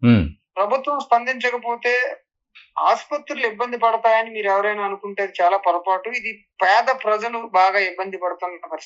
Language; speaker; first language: Telugu; native; Telugu